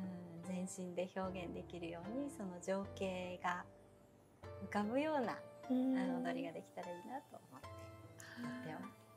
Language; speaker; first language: Japanese; native; Japanese